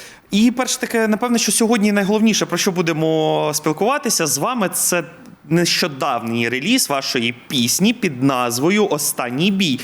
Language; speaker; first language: Ukrainian; native; Ukrainian